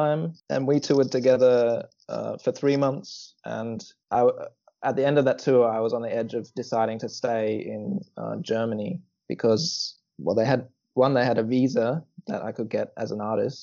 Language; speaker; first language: English; native; English